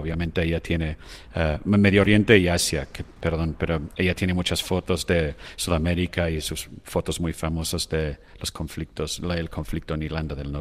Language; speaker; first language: Spanish; non-native, fluent; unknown